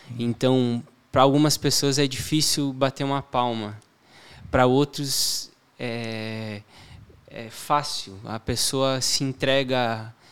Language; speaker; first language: Portuguese; native; Portuguese